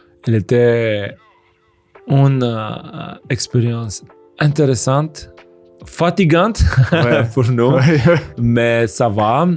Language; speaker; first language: French; non-native, fluent; Romanian